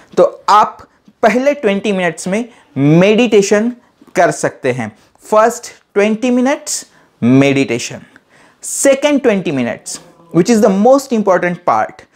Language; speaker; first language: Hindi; non-native, local second language; Marathi